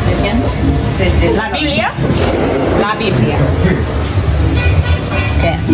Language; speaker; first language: Spanish; non-native, learner; Polish